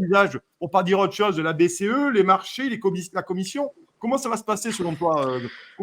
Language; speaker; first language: French; native; French